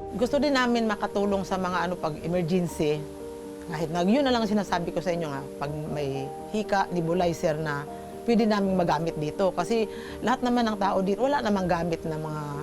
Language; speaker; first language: Filipino; non-native, local second language; Hiligaynon